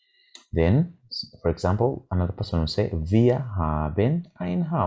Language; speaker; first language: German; non-native, fluent; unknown